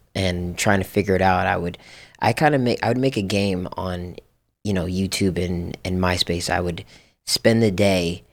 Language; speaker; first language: English; early bilingual, other home language; Japanese